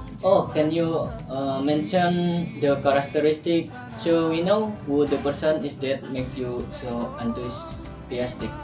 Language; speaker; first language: English; non-native, learner; Indonesian